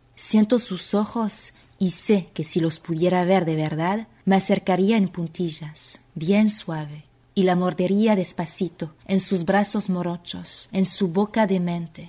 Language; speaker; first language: Spanish; non-native, fluent; French